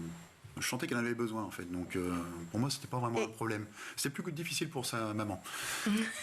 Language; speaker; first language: French; native; French